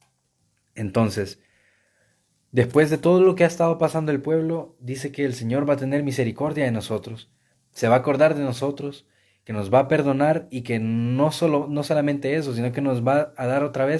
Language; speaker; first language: Spanish; native; Spanish